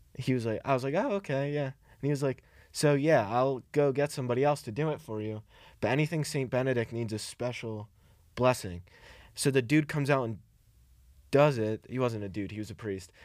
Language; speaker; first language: English; early bilingual, other home language; Italian